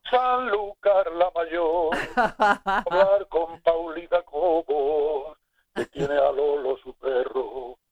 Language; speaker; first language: Spanish; native; Spanish